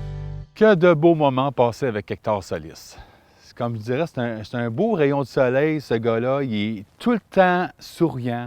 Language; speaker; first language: French; native; French